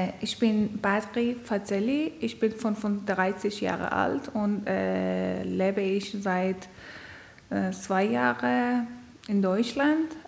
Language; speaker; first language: German; non-native, learner; Persian